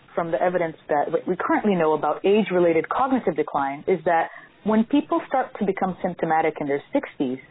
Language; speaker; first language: English; non-native, fluent; Portuguese